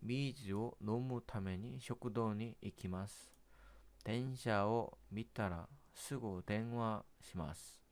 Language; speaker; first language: Japanese; non-native, learner; Korean